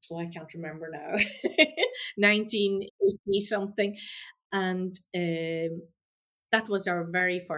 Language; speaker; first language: English; native; English